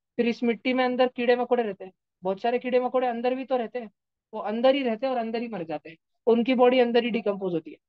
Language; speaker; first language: Hindi; non-native, local second language; Marathi